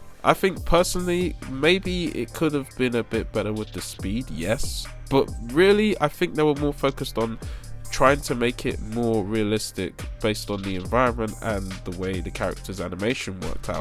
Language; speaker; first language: English; native; English